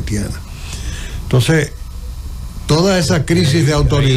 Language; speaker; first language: Spanish; native; Spanish